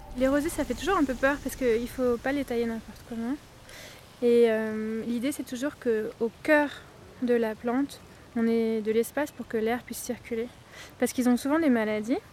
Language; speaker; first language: French; native; French